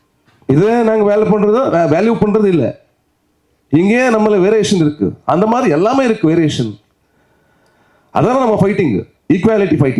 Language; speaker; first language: Tamil; non-native, local second language; Kannada